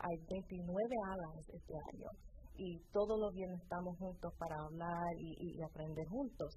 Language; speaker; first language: Spanish; early bilingual, heritage; Spanish